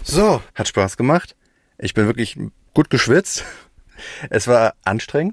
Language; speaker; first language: German; native; German